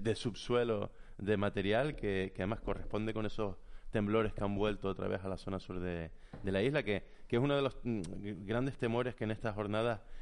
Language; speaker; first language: Spanish; native; Spanish